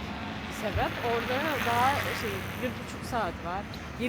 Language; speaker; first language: Turkish; non-native, learner; Russian